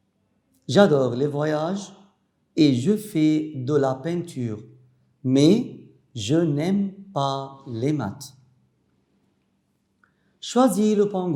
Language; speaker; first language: French; non-native, fluent; Arabic